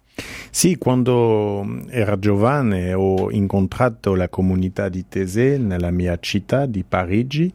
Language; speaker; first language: Italian; non-native, fluent; French